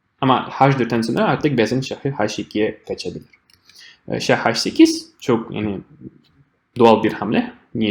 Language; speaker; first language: Turkish; non-native, fluent; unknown